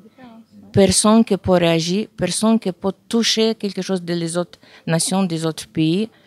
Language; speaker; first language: French; non-native, fluent; Ukrainian